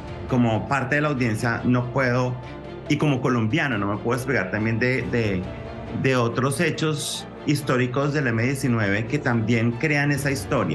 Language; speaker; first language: Spanish; native; Spanish